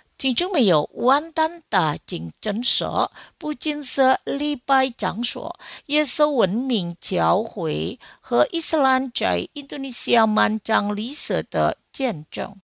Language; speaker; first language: Chinese; non-native, fluent; Indonesian